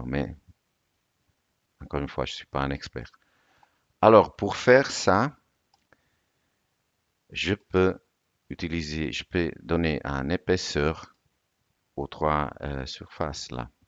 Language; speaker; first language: French; non-native, fluent; Italian